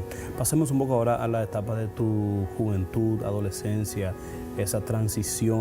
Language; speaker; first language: Spanish; native; Spanish